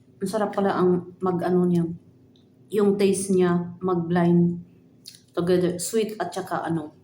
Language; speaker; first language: Filipino; native; Filipino